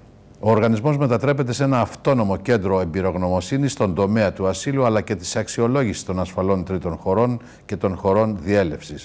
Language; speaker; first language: Greek; native; Greek